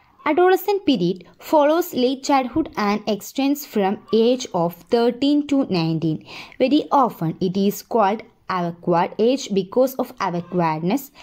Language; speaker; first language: English; non-native, local second language; Malayalam